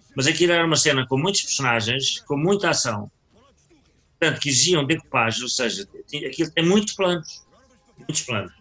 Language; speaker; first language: Portuguese; native; Portuguese